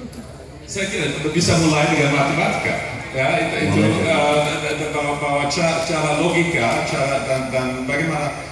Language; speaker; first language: Indonesian; non-native, fluent; English